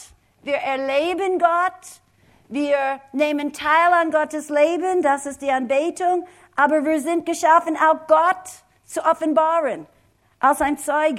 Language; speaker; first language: German; non-native, fluent; English